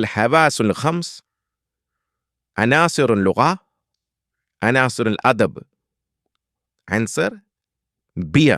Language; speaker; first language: Arabic; non-native, fluent; Malayalam